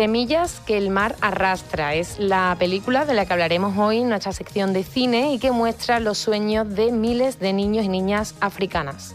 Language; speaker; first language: Spanish; native; Spanish